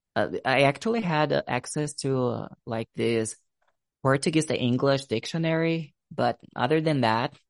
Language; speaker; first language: English; non-native, fluent; Portuguese